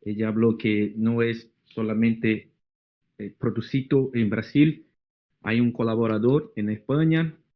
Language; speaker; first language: Spanish; non-native, fluent; Portuguese